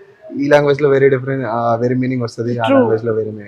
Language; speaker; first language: Telugu; non-native, fluent; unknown